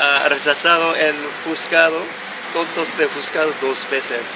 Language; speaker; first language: Spanish; non-native, fluent; Korean